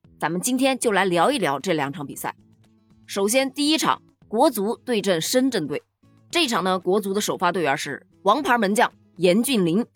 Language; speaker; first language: Chinese; native; Chinese